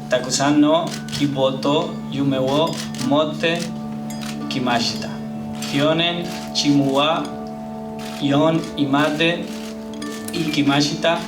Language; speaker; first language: Japanese; non-native, learner; Spanish